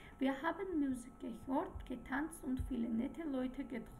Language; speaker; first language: German; non-native, fluent; Georgian